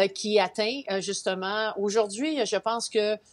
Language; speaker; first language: French; native; French